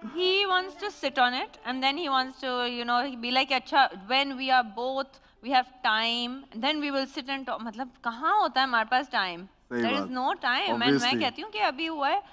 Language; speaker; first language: Hindi; non-native, local second language; Urdu